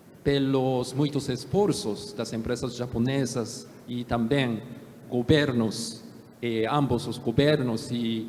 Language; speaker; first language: Portuguese; non-native, fluent; Japanese